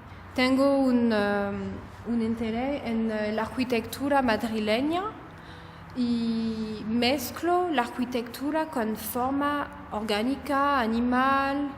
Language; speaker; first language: Spanish; non-native, fluent; French